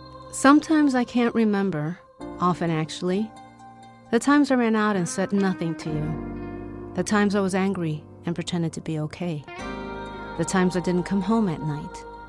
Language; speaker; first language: English; early bilingual, other home language; Spanish